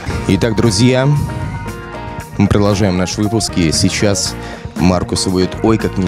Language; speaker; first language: Russian; native; Russian